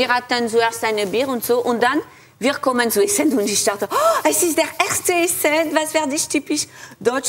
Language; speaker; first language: German; non-native, fluent; French